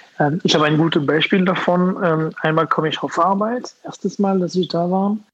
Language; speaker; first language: German; non-native, fluent; French